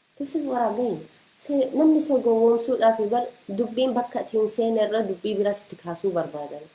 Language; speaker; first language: Oromo; early bilingual, heritage; Oromo